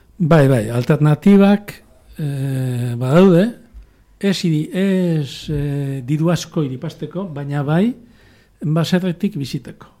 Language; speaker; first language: Basque; native; Basque